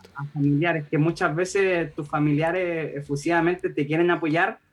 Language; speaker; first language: Spanish; native; Spanish